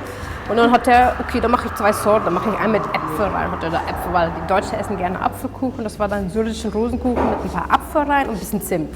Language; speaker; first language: German; non-native, fluent; Dutch